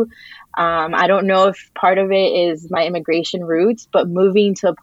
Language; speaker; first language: English; early bilingual, other home language; Spanish